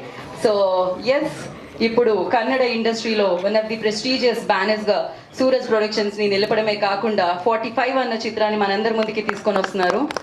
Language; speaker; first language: Telugu; native; Telugu